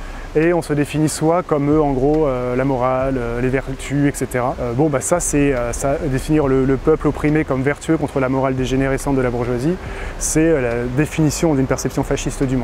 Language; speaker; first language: French; native; French